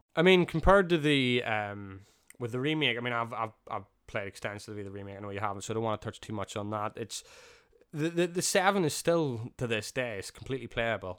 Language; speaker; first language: English; native; English